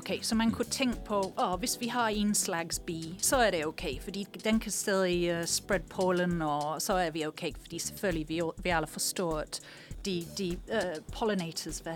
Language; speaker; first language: Danish; non-native, fluent; English